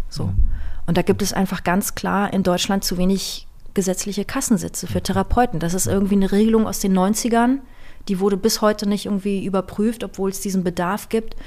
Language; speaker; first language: German; early bilingual, other home language; Persian